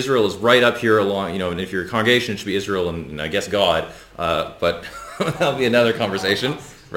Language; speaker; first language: English; native; English